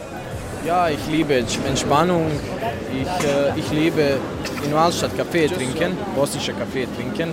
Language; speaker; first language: German; non-native, learner; Bosnian